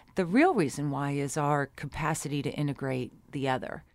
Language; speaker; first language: English; native; English